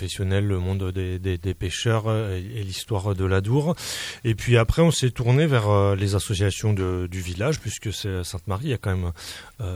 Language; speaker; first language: French; native; French